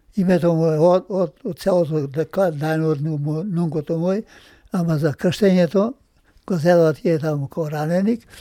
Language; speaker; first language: Macedonian; native; Macedonian